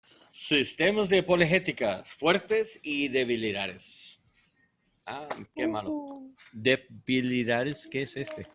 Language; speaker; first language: Spanish; non-native, learner; English